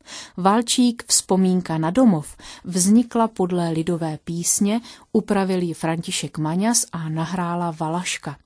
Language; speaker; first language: Czech; native; Czech